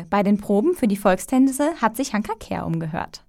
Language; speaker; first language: German; native; German